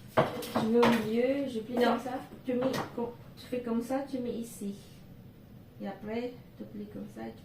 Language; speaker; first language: French; non-native, learner; Filipino